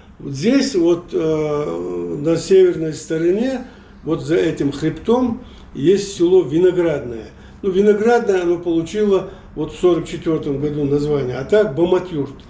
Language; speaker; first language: Russian; non-native, local second language; Chechen